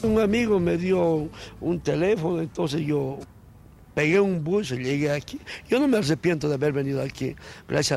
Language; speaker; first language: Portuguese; non-native, learner; Spanish